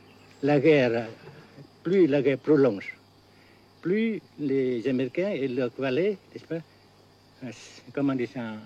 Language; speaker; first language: French; non-native, fluent; Vietnamese